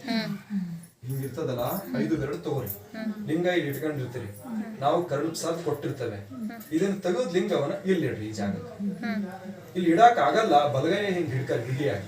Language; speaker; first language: Kannada; native; Kannada